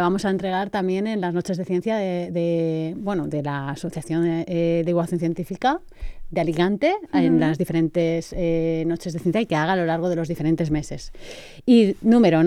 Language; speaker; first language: Spanish; native; Spanish